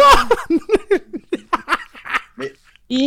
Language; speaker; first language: French; non-native, fluent; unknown